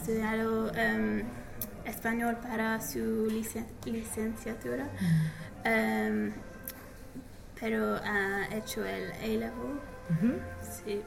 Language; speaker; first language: Spanish; non-native, learner; English